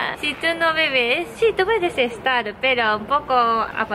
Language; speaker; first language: Spanish; non-native, learner; Japanese